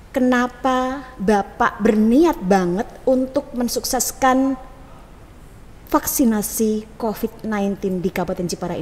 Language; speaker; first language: Indonesian; native; Indonesian